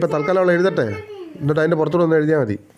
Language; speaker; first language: Malayalam; native; Malayalam